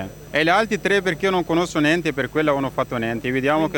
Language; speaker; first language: Italian; non-native, learner; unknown